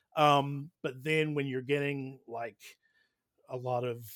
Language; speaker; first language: English; native; English